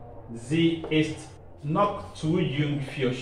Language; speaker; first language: German; non-native, learner; Akan